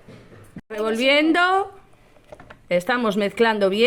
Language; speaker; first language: Spanish; native; Spanish